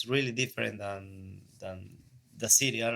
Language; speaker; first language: English; non-native, learner; Spanish